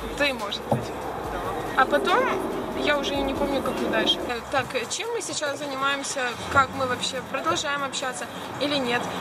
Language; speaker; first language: Russian; native; Russian